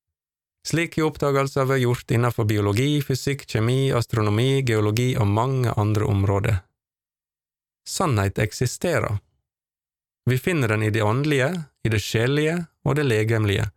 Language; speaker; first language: Norwegian; native; Norwegian